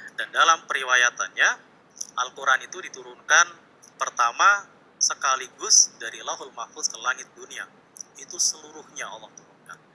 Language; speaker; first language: Indonesian; native; Indonesian